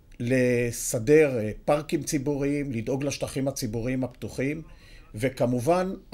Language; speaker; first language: Hebrew; native; Hebrew